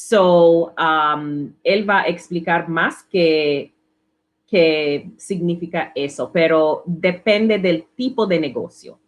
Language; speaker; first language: Spanish; non-native, learner; English